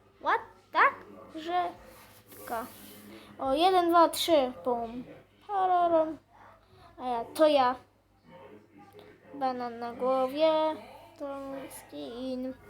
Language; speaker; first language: Polish; native; Polish